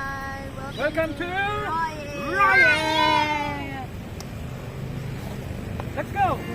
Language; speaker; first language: English; non-native, local second language; Filipino